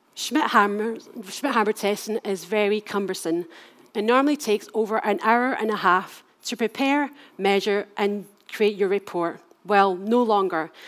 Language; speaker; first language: English; native; English